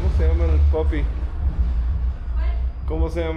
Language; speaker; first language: Spanish; non-native, fluent; English